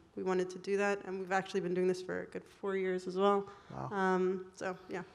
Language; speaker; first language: English; non-native, fluent; Hebrew